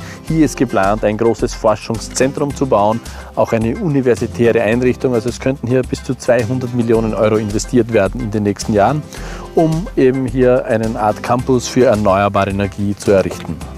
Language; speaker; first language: German; native; German